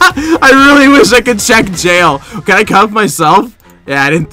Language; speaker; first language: English; native; English